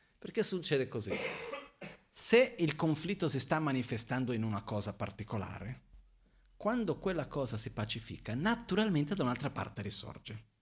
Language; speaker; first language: Italian; non-native, fluent; Portuguese